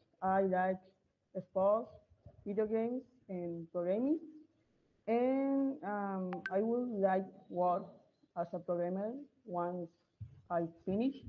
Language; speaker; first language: English; non-native, learner; Spanish